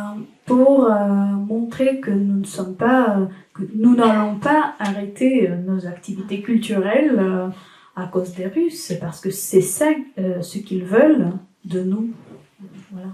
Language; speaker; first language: French; non-native, fluent; Ukrainian